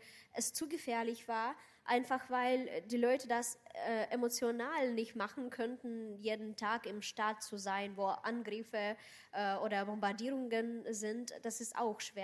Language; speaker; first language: German; non-native, fluent; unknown